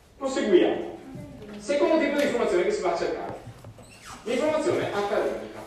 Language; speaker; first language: Italian; native; Italian